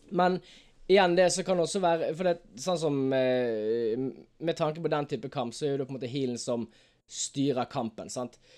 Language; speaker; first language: Norwegian; native; Norwegian